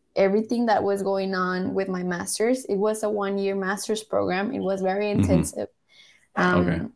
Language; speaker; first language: English; early bilingual, other home language; Spanish